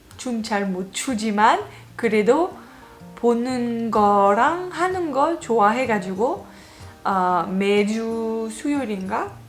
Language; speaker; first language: Korean; non-native, fluent; French